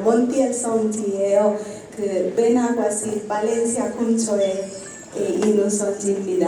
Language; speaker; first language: Korean; non-native, learner; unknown